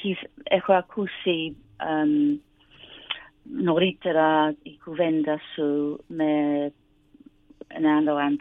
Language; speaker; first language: Greek; non-native, learner; English